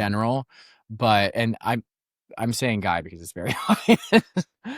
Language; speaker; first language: English; native; English